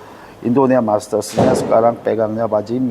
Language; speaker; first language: Indonesian; non-native, learner; Korean